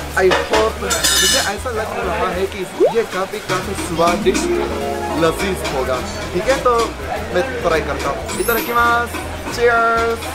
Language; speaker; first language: Hindi; non-native, fluent; Japanese